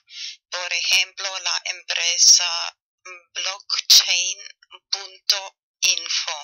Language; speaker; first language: Spanish; non-native, fluent; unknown